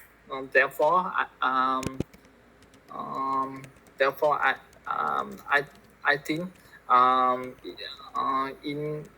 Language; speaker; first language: English; non-native, learner; Vietnamese